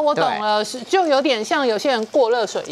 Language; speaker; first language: Chinese; native; Chinese